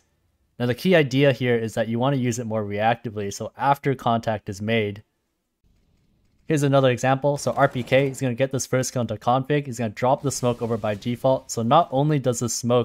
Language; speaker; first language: English; native; English